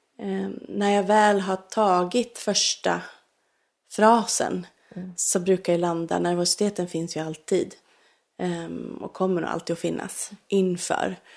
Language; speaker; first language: Swedish; native; Swedish